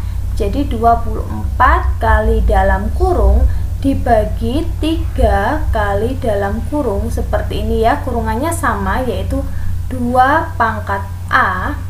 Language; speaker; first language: Indonesian; native; Indonesian